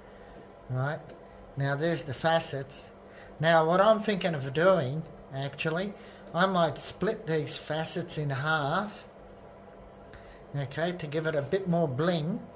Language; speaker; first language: English; native; English